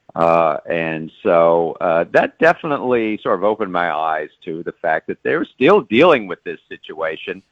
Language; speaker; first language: English; native; English